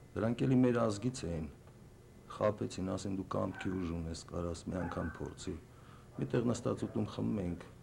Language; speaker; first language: Armenian; native; Armenian